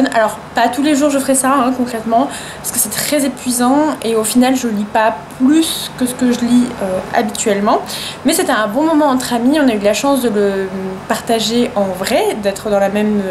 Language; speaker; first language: French; native; French